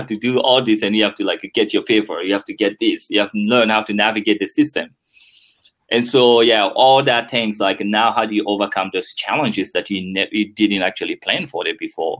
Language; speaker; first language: English; non-native, fluent; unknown